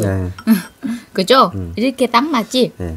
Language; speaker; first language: Korean; non-native, learner; Vietnamese